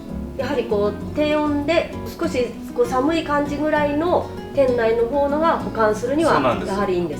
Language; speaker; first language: Japanese; native; Japanese